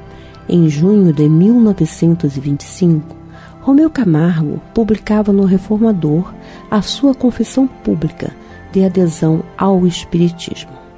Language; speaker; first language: Portuguese; native; Portuguese